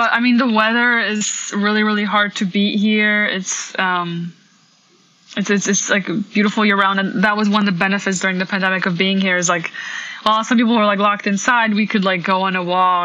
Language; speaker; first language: English; early bilingual, other home language; Polish